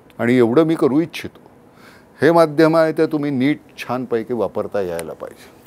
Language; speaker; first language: Marathi; native; Marathi